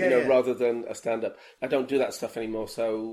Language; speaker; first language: English; native; English